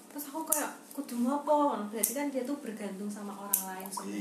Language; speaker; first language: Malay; non-native, local second language; Javanese